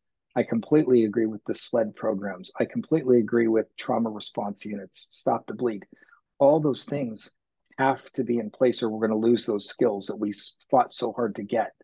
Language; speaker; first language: English; native; English